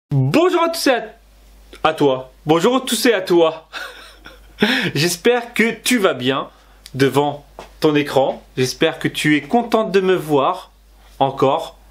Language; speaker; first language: French; native; French